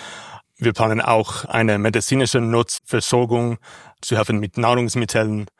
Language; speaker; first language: German; non-native, learner; English